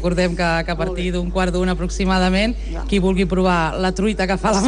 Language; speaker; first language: Catalan; native; Catalan